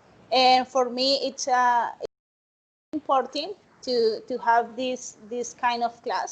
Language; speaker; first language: English; non-native, learner; Spanish